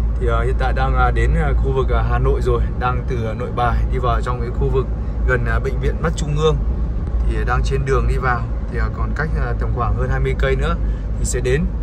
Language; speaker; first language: Vietnamese; non-native, local second language; Hmong